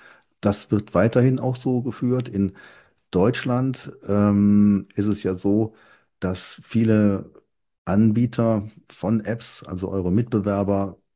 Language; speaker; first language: German; native; German